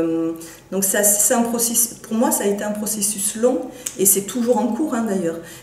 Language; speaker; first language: French; native; French